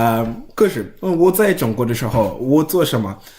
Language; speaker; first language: Chinese; non-native, learner; English